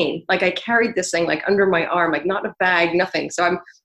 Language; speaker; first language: English; native; English